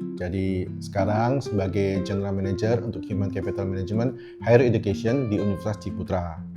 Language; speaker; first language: Indonesian; native; Indonesian